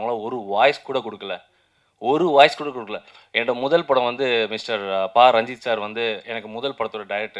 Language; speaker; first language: Tamil; native; Tamil